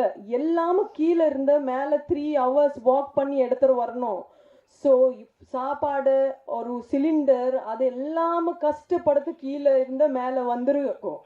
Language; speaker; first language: Tamil; non-native, fluent; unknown